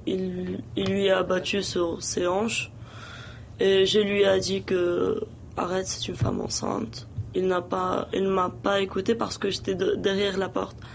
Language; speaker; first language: French; non-native, local second language; Arabic